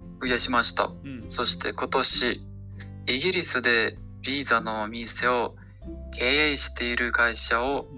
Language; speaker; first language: Japanese; non-native, learner; Ukrainian